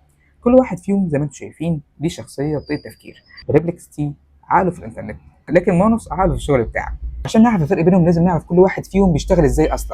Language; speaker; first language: Arabic; native; Arabic